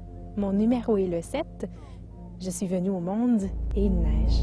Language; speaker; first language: French; native; French